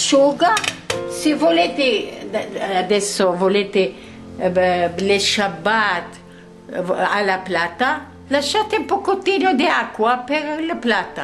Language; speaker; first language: Italian; non-native, learner; Arabic